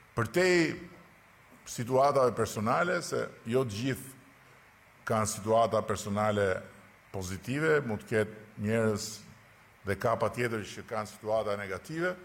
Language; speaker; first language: Albanian; native; Albanian